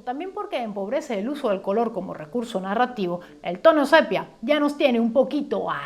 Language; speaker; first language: Spanish; native; Spanish